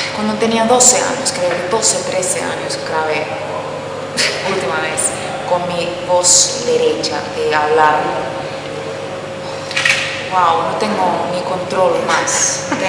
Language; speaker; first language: Spanish; non-native, fluent; Finnish